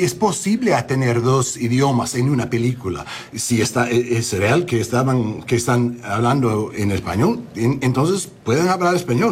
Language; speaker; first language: Spanish; early bilingual, heritage; English